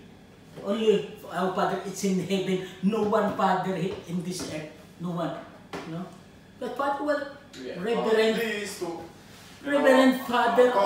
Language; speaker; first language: English; non-native, learner; Filipino